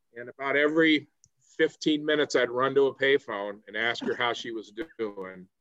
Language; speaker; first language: English; native; English